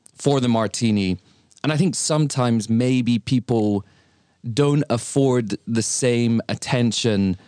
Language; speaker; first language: English; native; English